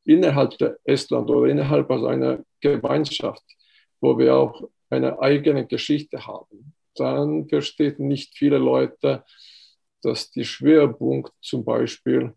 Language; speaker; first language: German; non-native, fluent; Estonian